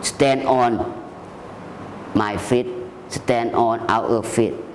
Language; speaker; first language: English; non-native, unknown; Thai